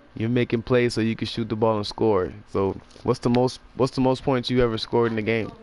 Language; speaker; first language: English; native; English